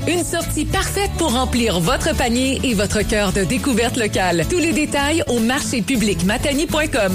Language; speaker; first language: French; native; French